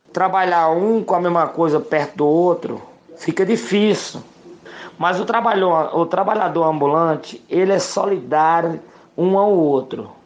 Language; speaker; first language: Portuguese; native; Portuguese